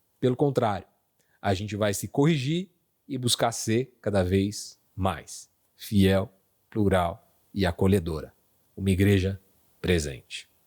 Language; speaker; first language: Portuguese; native; Portuguese